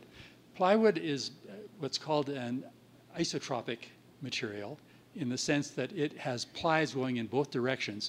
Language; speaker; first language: English; native; English